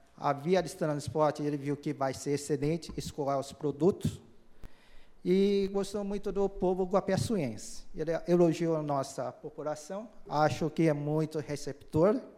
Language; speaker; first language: Portuguese; early bilingual, other home language; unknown